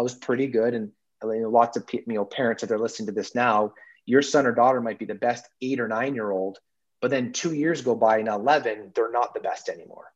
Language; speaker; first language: English; native; English